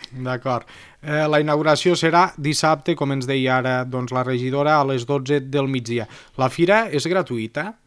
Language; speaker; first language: Catalan; native; Catalan